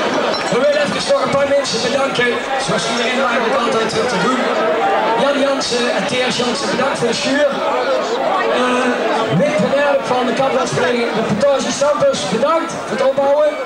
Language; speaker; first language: Dutch; native; Dutch